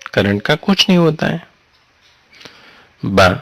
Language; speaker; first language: Hindi; non-native, local second language; Gujarati